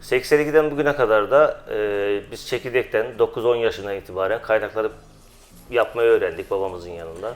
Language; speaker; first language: Turkish; native; Turkish